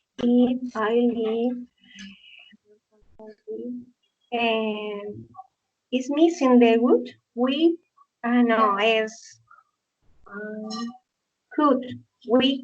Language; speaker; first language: English; non-native, learner; Spanish